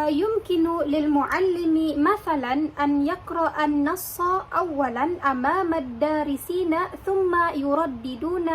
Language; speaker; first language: Arabic; non-native, learner; Indonesian